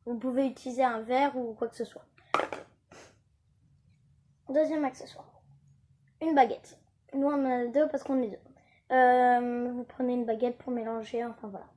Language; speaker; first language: French; native; French